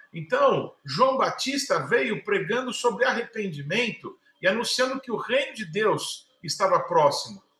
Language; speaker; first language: Portuguese; native; Portuguese